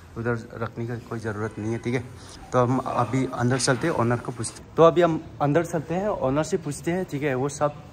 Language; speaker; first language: Hindi; non-native, local second language; Garo